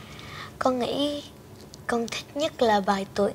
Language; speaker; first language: Vietnamese; early bilingual, heritage; Vietnamese